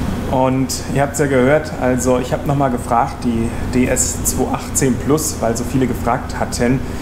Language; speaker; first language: German; native; German